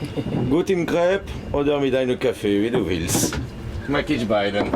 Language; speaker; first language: German; non-native, learner; French